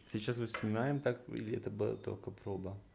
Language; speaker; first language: Russian; non-native, learner; Hungarian